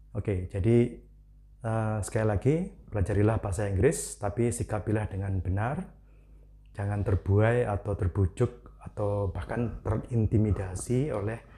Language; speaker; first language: Indonesian; non-native, local second language; Javanese